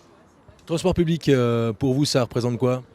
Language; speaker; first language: French; native; French